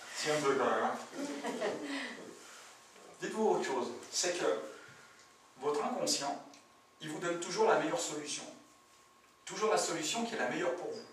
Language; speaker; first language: French; native; French